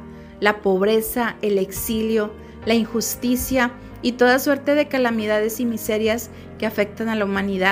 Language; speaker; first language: Spanish; native; Spanish